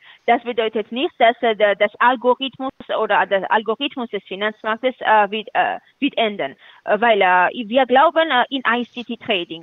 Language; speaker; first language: German; non-native, fluent; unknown